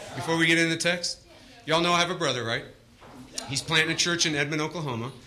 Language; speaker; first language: English; native; English